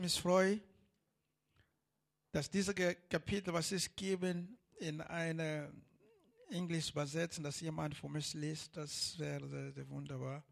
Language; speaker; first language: German; non-native, learner; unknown